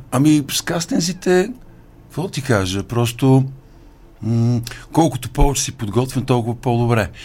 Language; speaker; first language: Bulgarian; native; Bulgarian